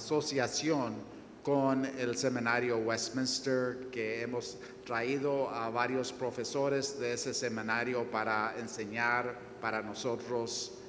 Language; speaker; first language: Spanish; non-native, fluent; English